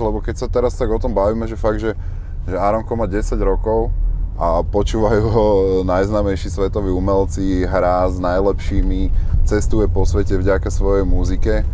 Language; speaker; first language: Slovak; native; Slovak